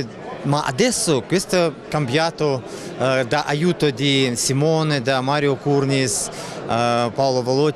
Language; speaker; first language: Italian; non-native, learner; Russian